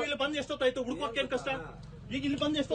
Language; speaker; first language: Kannada; native; Kannada